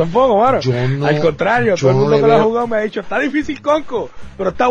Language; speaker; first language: Spanish; native; Spanish